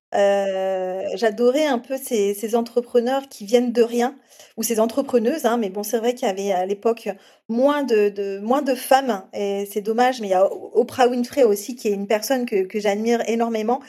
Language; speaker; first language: French; native; French